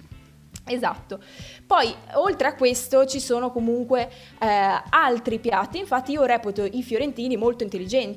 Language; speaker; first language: Italian; native; Italian